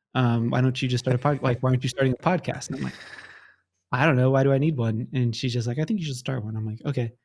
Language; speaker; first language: English; native; English